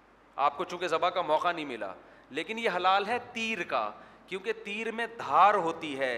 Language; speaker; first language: Urdu; native; Urdu